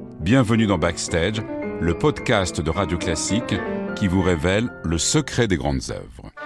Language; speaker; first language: French; native; French